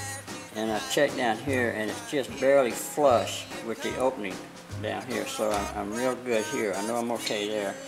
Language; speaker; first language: English; native; English